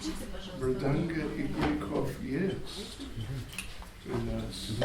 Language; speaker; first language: Russian; non-native, learner; English